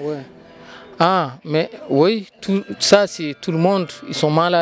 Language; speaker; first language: French; non-native, learner; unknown